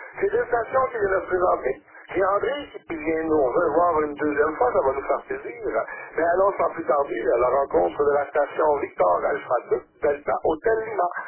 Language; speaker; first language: French; native; French